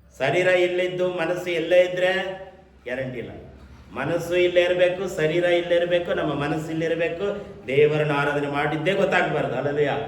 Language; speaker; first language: Kannada; native; Kannada